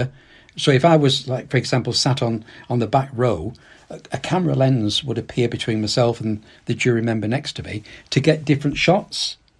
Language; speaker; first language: English; native; English